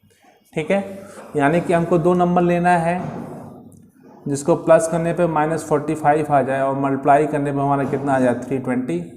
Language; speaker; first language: Hindi; native; Hindi